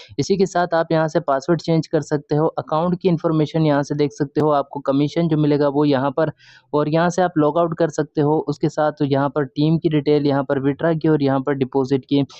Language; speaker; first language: Urdu; non-native, local second language; Punjabi